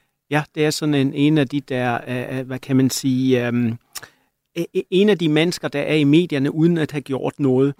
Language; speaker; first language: Danish; non-native, fluent; German